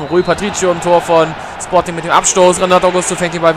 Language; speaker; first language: German; native; German